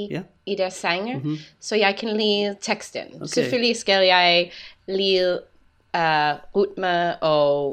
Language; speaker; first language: Danish; non-native, learner; English